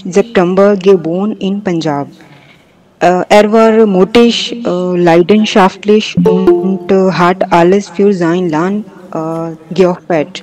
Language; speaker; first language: German; non-native, learner; Punjabi